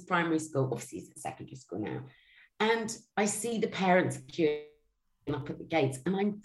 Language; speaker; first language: English; native; English